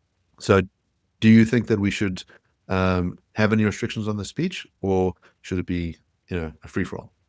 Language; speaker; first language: English; native; English